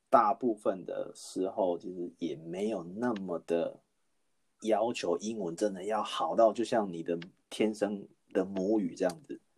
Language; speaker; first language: Chinese; native; Chinese